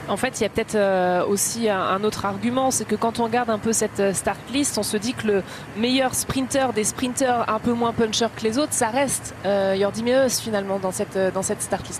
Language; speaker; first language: French; native; French